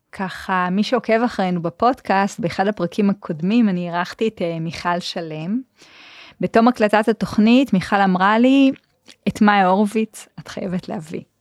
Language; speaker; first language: Hebrew; native; Hebrew